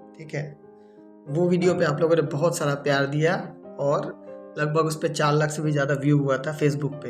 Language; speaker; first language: Hindi; non-native, local second language; Bangla